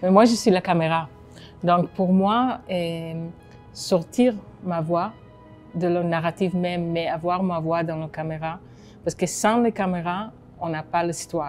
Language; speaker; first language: French; non-native, fluent; Hebrew